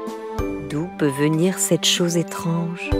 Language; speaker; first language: French; native; French